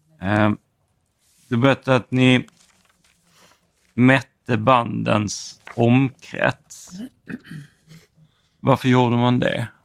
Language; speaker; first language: Swedish; native; Swedish